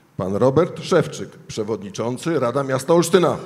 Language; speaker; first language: Polish; native; Polish